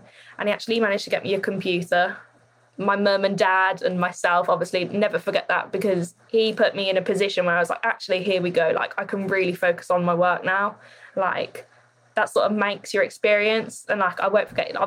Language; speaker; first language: English; native; English